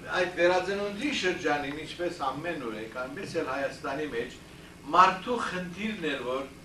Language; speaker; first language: Armenian; early bilingual, heritage; Armenian